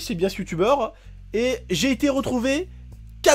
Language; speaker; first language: French; native; French